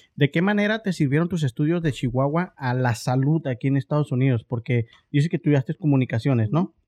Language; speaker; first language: Spanish; native; Spanish